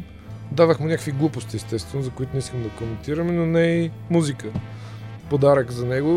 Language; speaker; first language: Bulgarian; native; Bulgarian